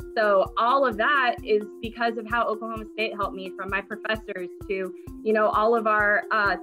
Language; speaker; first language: English; native; English